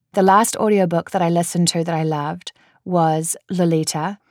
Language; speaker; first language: English; native; English